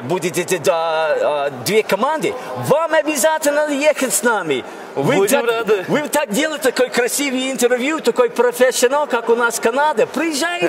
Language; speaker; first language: Russian; non-native, fluent; English